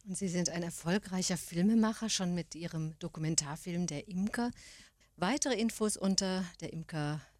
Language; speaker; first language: German; native; German